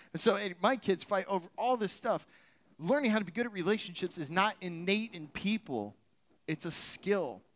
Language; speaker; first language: English; native; English